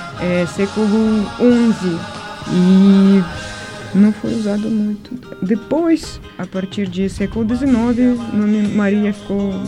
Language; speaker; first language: Portuguese; non-native, fluent; Russian